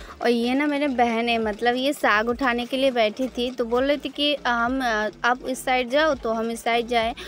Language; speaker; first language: Hindi; non-native, local second language; Bangla